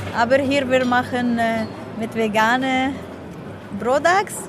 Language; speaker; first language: German; non-native, learner; Hebrew